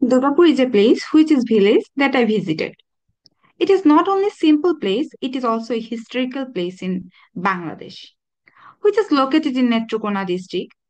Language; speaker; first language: English; non-native, local second language; Bangla